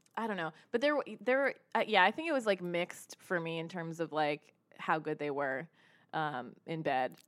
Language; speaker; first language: English; early bilingual, other home language; Hindi